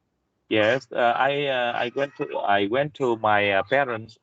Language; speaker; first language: English; non-native, learner; Vietnamese